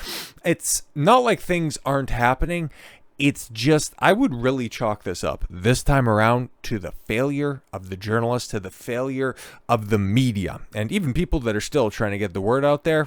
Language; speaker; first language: English; native; English